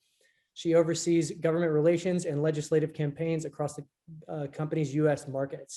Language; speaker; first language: English; native; English